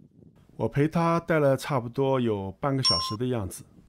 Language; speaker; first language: Chinese; native; Chinese